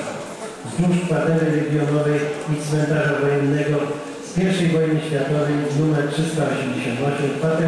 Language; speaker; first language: Polish; native; Polish